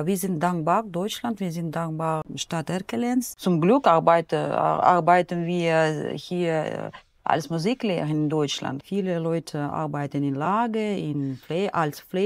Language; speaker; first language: German; non-native, learner; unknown